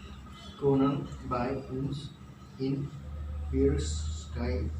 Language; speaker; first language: German; non-native, learner; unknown